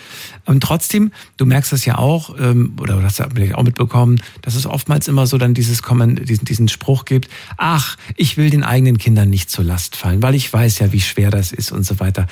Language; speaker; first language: German; native; German